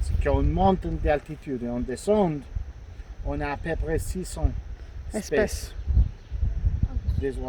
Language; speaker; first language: French; non-native, fluent; Spanish